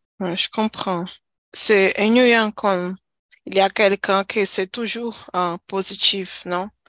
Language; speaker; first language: French; non-native, learner; Portuguese